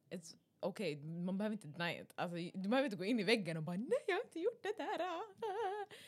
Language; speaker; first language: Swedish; early bilingual, other home language; Arabic